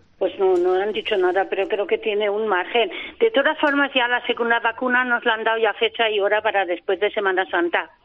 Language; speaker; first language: Spanish; non-native, fluent; German